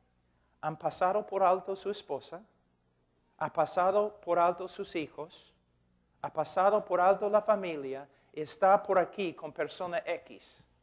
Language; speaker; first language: Spanish; non-native, fluent; English